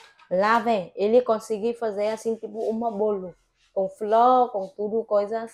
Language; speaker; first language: Portuguese; non-native, learner; Vietnamese